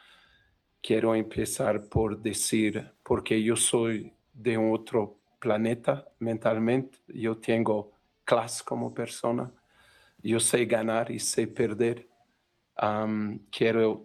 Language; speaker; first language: Spanish; non-native, fluent; Portuguese